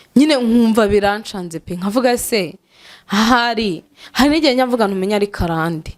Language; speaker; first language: Kinyarwanda; native; Kinyarwanda